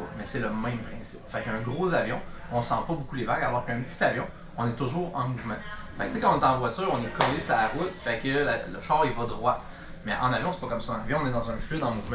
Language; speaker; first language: French; native; French